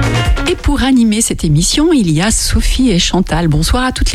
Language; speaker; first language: French; native; French